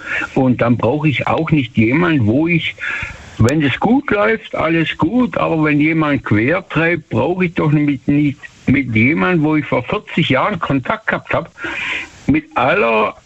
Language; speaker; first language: German; native; German